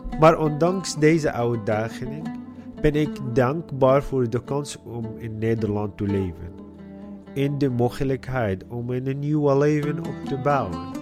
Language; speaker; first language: Dutch; non-native, learner; Arabic